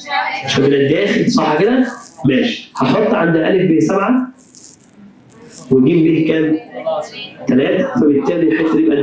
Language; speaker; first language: Arabic; native; Arabic